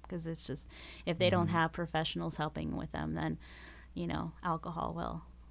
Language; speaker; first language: English; early bilingual, other home language; Spanish